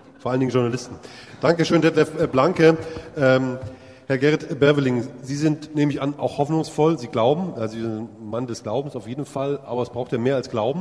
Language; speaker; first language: German; native; German